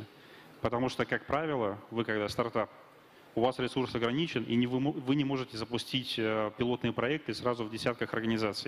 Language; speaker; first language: Russian; native; Russian